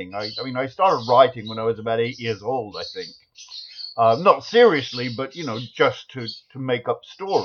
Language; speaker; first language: English; native; English